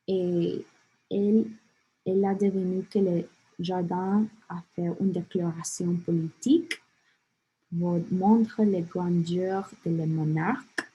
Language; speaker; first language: French; non-native, learner; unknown